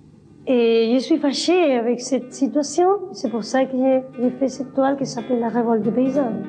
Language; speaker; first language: French; non-native, fluent; Spanish